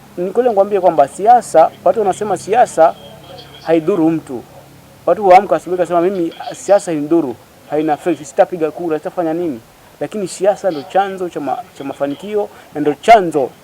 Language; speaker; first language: Swahili; non-native, local second language; Giryama